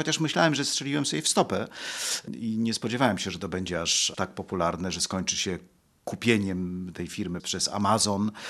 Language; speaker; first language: Polish; native; Polish